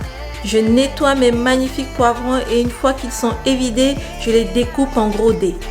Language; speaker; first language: French; native; French